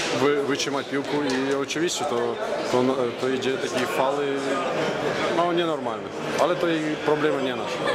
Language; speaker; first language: Polish; non-native, learner; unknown